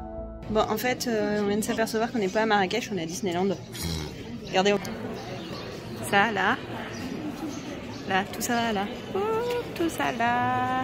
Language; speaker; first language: French; native; French